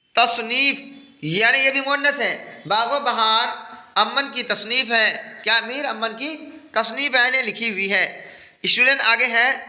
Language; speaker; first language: Urdu; native; Urdu